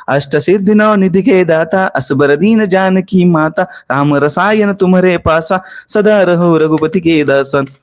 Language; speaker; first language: Hindi; non-native, local second language; Marathi